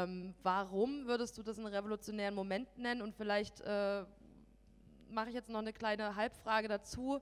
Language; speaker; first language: German; native; German